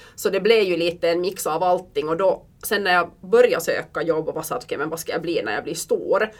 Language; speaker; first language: Swedish; early bilingual, heritage; Swedish